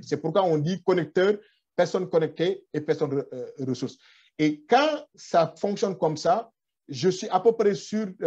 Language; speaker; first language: French; non-native, local second language; Wolof